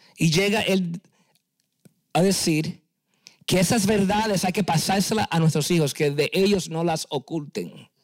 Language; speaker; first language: Spanish; early bilingual, heritage; Spanish